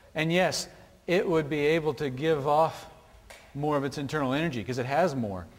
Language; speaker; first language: English; native; English